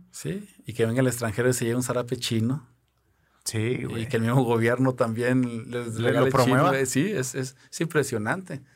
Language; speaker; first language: Spanish; native; Spanish